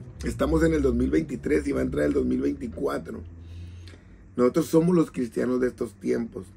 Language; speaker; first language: Spanish; native; Spanish